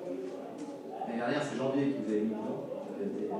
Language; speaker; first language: French; native; French